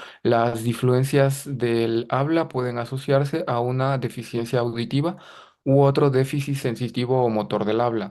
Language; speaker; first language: Spanish; native; Spanish